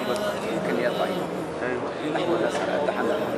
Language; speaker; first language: Arabic; native; Arabic